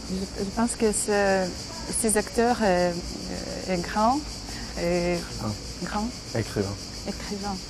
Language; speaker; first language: French; non-native, learner; Ukrainian